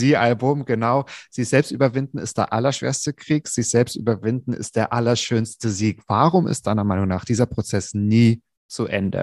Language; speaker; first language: German; native; German